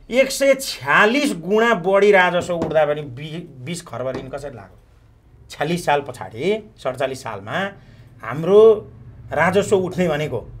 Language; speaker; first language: Nepali; native; Nepali